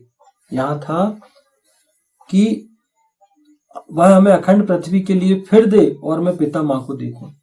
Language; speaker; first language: Hindi; native; Hindi